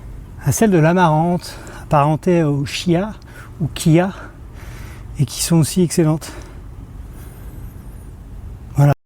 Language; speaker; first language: French; native; French